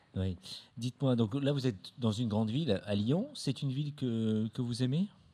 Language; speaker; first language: French; native; French